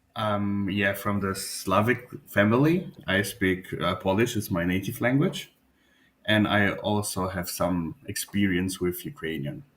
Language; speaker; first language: English; non-native, fluent; Polish